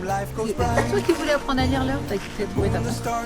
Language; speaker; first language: French; native; French